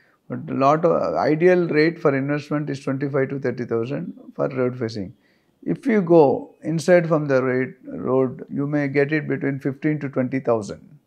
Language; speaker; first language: English; non-native, local second language; Telugu